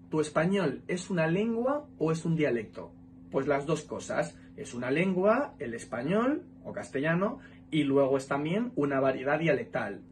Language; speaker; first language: Spanish; native; Spanish